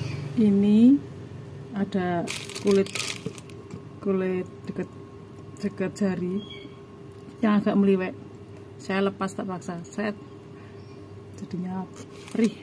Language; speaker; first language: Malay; non-native, local second language; Javanese